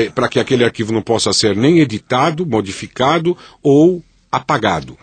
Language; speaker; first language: Portuguese; native; Portuguese